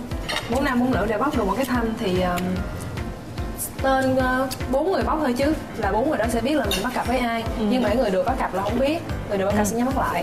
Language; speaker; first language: Vietnamese; native; Vietnamese